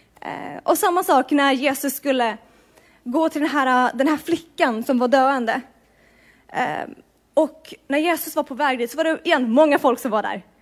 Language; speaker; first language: Swedish; native; Swedish